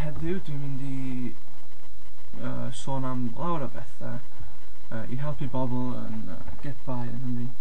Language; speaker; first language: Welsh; non-native, local second language; English